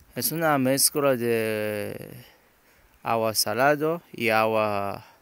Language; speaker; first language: Spanish; non-native, learner; Japanese